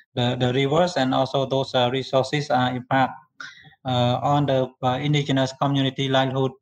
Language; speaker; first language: English; non-native, learner; Khmer